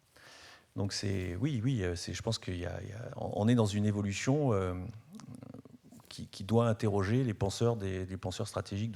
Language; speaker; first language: French; native; French